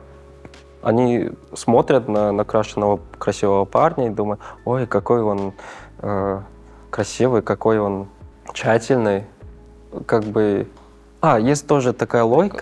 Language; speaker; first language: Russian; non-native, fluent; Korean